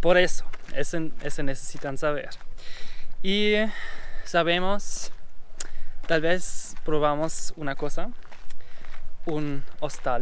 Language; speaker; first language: Spanish; non-native, learner; German